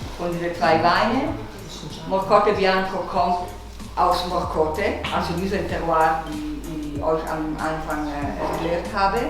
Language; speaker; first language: German; non-native, local second language; Italian